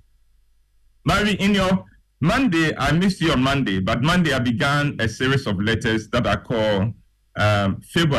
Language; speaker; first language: English; non-native, local second language; Akan